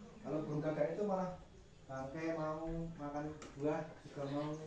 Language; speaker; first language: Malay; non-native, local second language; Javanese